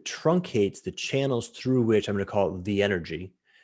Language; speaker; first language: English; native; English